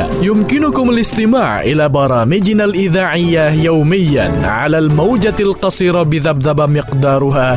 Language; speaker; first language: Arabic; non-native, fluent; Indonesian